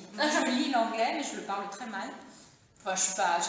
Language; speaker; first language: French; early bilingual, other home language; Italian